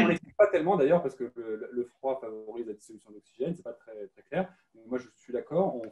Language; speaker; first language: French; native; French